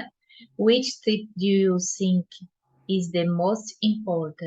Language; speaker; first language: English; non-native, learner; Portuguese